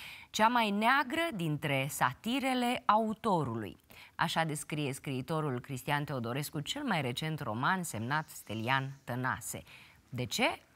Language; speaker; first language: Romanian; native; Romanian